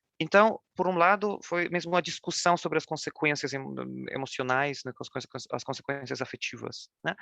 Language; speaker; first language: Portuguese; non-native, fluent; Polish